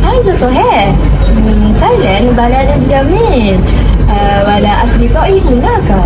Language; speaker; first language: Arabic; non-native, learner; Malay